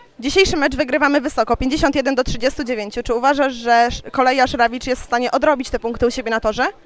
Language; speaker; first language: Polish; native; Polish